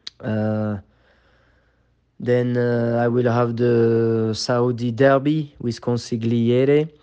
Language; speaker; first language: English; non-native, fluent; French